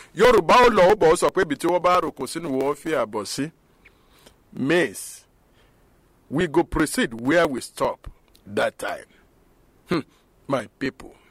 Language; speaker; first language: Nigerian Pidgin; non-native, local second language; Yoruba